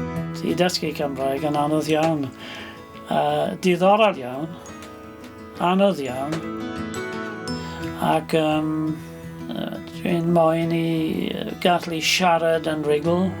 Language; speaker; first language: Welsh; non-native, learner; English